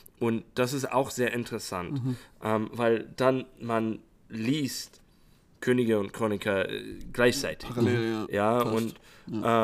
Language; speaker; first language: German; non-native, fluent; English